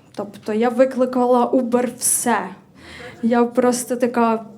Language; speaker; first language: Ukrainian; native; Ukrainian